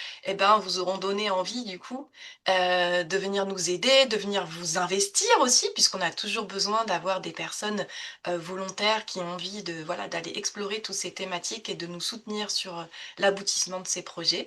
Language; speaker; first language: French; native; French